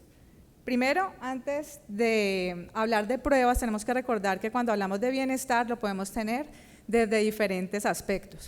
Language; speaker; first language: Spanish; native; Spanish